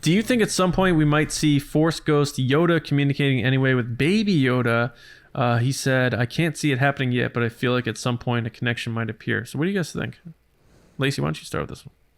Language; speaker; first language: English; native; English